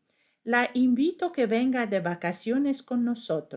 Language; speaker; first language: Spanish; non-native, fluent; English